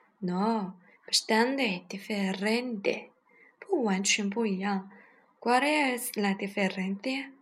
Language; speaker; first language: Spanish; non-native, learner; Chinese